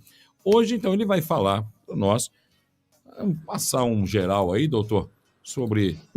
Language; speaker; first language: Portuguese; native; Portuguese